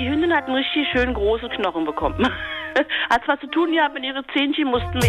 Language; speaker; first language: German; native; German